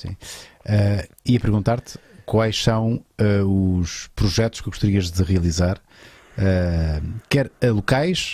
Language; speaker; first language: Portuguese; native; Portuguese